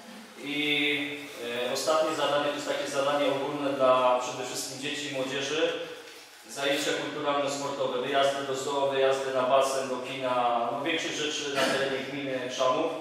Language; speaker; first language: Polish; native; Polish